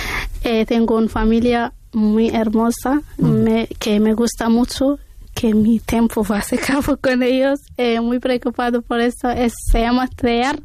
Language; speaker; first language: Spanish; non-native, learner; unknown